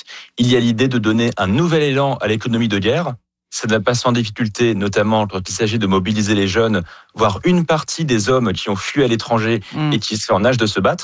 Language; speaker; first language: French; native; French